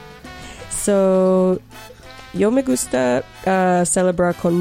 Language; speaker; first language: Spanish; non-native, learner; English